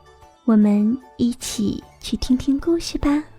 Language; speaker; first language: Chinese; native; Chinese